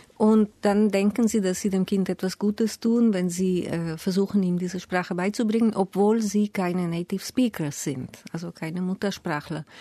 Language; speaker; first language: German; native; German